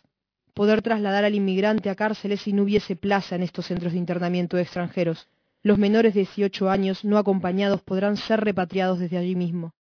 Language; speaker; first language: Spanish; native; Spanish